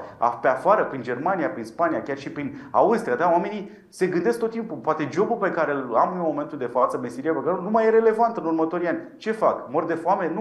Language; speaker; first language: Romanian; native; Romanian